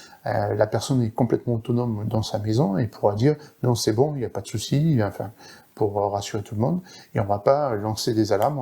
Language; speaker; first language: French; native; French